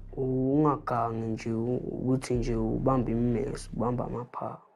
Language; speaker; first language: Zulu; native; Zulu